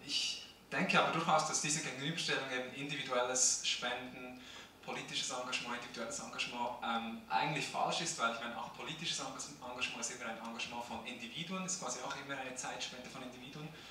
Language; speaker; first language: German; native; German